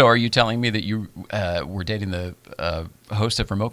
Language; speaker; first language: English; native; English